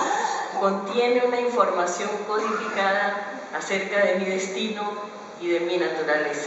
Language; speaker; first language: Spanish; native; Spanish